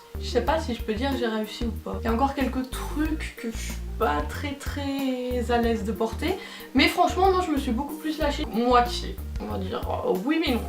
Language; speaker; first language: French; native; French